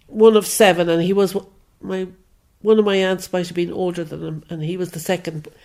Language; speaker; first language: English; native; English